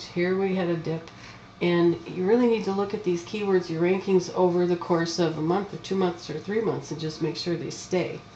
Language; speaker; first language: English; native; English